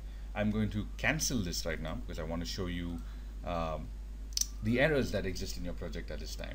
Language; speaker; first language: English; native; English